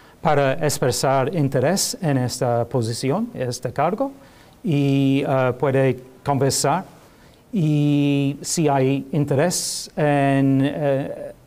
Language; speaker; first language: Spanish; non-native, learner; English